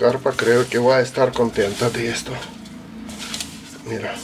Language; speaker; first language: Spanish; non-native, learner; Russian